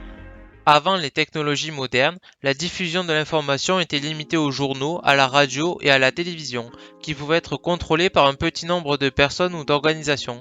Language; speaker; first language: French; native; French